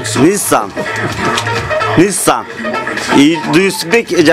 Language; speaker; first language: English; non-native, learner; Turkish